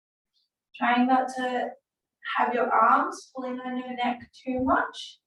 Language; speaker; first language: English; native; English